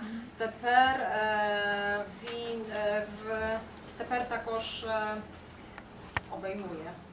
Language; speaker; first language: Ukrainian; non-native, fluent; Polish